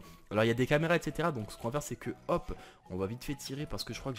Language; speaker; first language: French; native; French